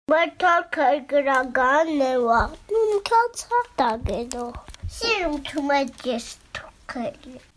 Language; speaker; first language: Armenian; native; Armenian